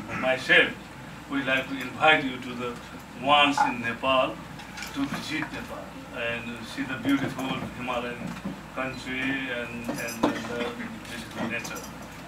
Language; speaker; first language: English; non-native, learner; Nepali